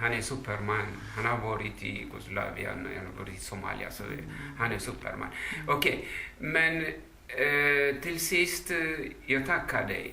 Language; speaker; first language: Swedish; non-native, fluent; Tigrinya